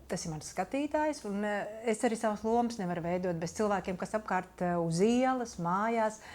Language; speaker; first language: Latvian; non-native, local second language; Russian